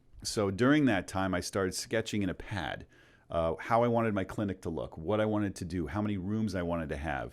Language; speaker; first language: English; native; English